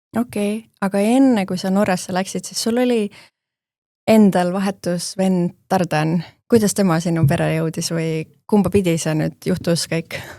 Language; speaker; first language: Estonian; native; Estonian